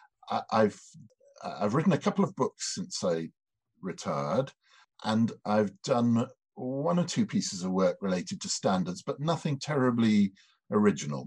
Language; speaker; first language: English; native; English